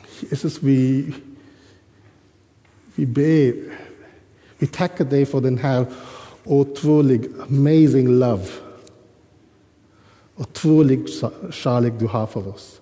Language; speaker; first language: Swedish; non-native, fluent; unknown